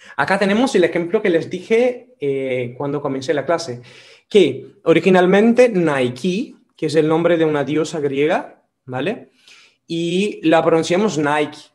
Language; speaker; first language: Spanish; non-native, fluent; Portuguese